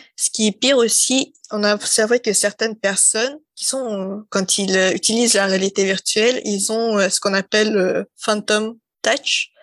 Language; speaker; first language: French; non-native, fluent; Russian